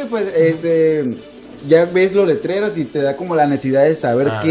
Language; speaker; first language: Spanish; native; Spanish